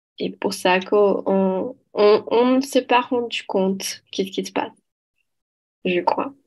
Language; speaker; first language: French; non-native, learner; Portuguese